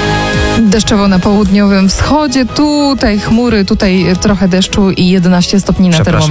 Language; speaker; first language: Polish; native; Polish